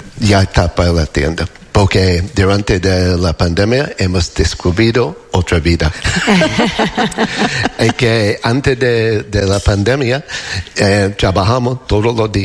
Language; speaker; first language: Spanish; non-native, learner; English